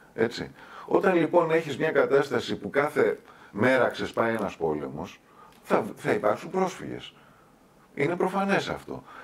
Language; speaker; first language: Greek; native; Greek